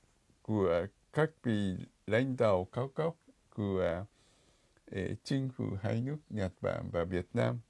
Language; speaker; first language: Vietnamese; non-native, fluent; Japanese